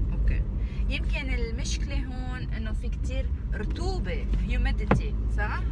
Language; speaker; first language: Arabic; native; Arabic